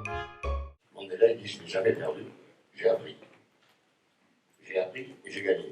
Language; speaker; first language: French; native; French